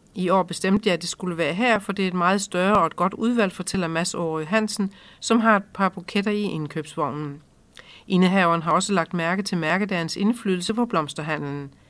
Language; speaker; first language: Danish; native; Danish